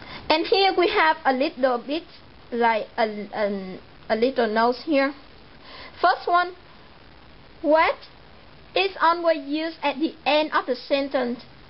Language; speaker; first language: English; non-native, fluent; Vietnamese